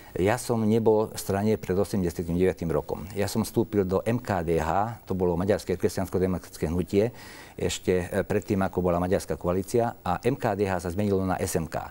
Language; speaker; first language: Slovak; non-native, local second language; Hungarian